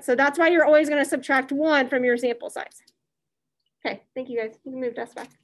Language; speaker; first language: English; native; English